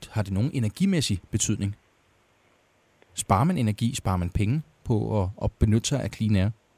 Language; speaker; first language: Danish; native; Danish